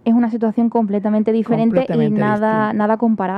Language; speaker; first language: Spanish; native; Spanish